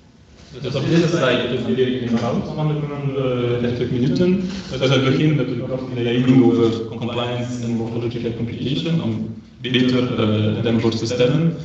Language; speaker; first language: Dutch; non-native, local second language; French